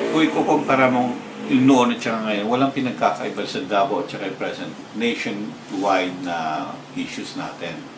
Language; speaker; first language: Filipino; non-native, local second language; Cebuano